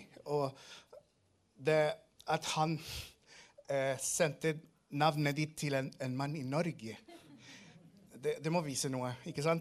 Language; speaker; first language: Norwegian; non-native, fluent; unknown